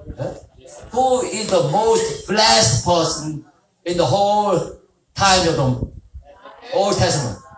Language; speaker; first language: English; non-native, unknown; Korean